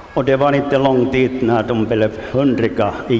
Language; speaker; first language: Swedish; non-native, local second language; Finnish